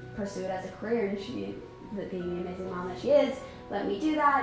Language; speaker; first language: English; native; English